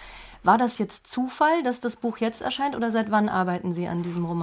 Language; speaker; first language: German; native; German